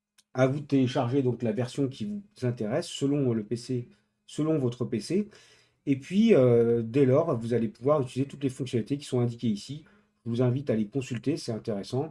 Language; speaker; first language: French; native; French